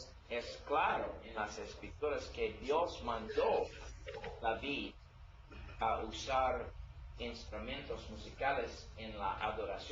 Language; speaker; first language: Spanish; non-native, learner; English